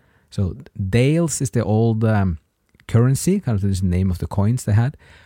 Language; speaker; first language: English; non-native, fluent; Norwegian